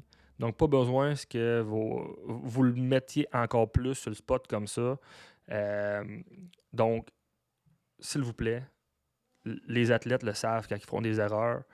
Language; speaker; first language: French; native; French